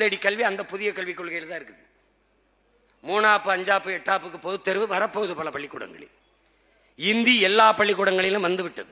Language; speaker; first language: Tamil; native; Tamil